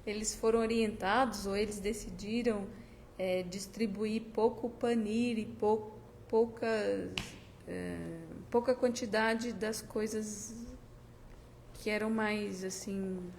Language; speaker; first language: Portuguese; native; Portuguese